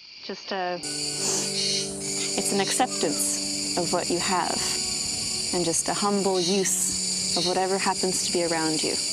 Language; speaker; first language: English; native; English